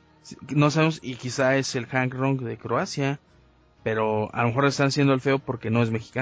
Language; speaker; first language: Spanish; native; Spanish